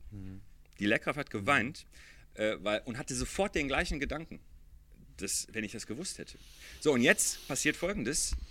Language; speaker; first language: German; early bilingual, other home language; Arabic